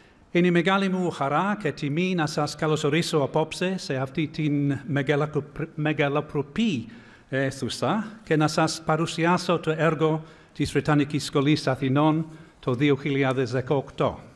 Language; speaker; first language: Greek; non-native, fluent; English